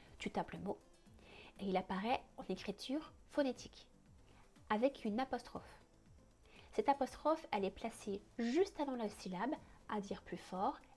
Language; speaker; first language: French; native; French